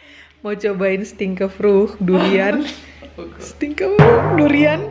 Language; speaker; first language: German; non-native, learner; Indonesian